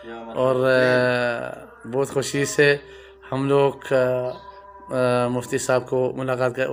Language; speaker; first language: Hindi; non-native, learner; Arabic